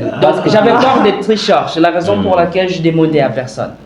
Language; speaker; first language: French; non-native, fluent; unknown